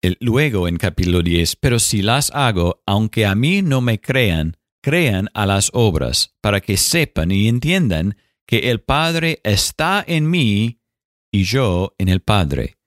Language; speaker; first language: Spanish; non-native, fluent; English